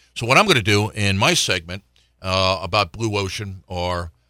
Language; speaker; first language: English; native; English